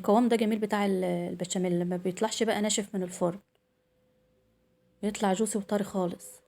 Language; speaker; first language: Arabic; native; Arabic